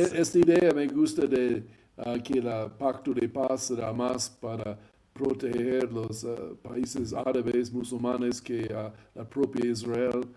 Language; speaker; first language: Spanish; non-native, fluent; English